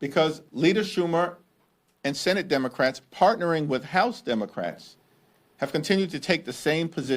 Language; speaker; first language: English; native; English